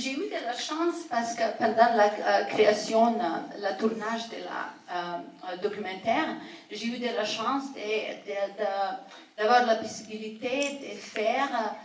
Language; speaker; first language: French; non-native, fluent; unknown